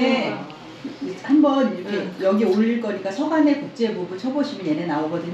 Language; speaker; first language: Korean; native; Korean